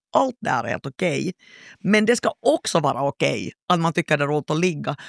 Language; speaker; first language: Swedish; native; Swedish